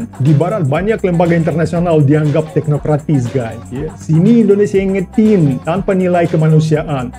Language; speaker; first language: Indonesian; non-native, fluent; Russian